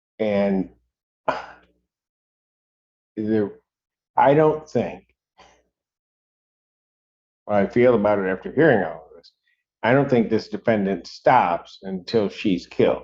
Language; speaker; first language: English; native; English